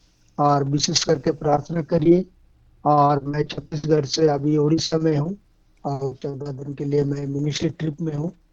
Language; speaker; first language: Hindi; non-native, local second language; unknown